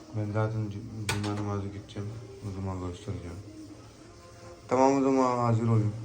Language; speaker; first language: Turkish; non-native, learner; Urdu